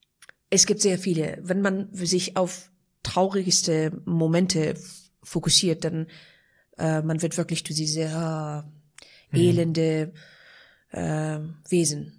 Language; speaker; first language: German; non-native, fluent; Persian